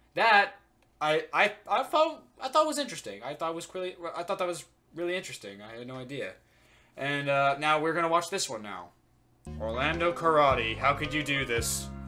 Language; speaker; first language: English; native; English